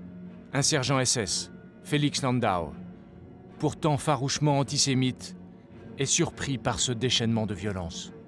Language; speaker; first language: French; native; French